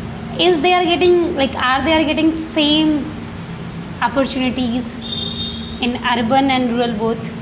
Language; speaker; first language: English; non-native, learner; Hindi